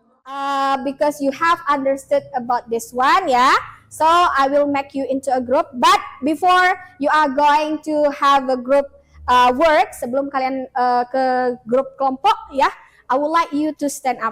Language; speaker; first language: English; non-native, fluent; Indonesian